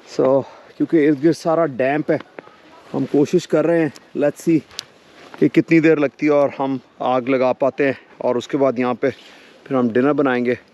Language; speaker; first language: Urdu; non-native, local second language; Punjabi